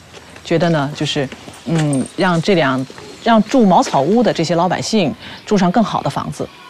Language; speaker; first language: Chinese; native; Chinese